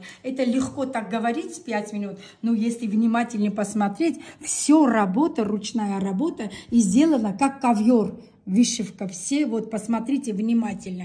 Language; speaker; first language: Russian; non-native, local second language; Armenian